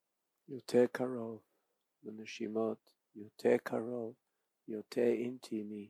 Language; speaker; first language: Hebrew; non-native, fluent; English